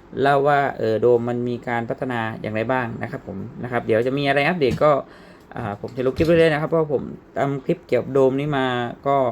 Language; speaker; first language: Thai; native; Thai